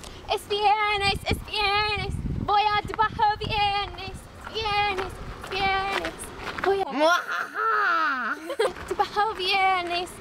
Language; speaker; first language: Spanish; non-native, learner; English